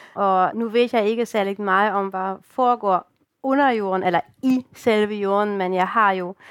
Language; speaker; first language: Danish; non-native, fluent; German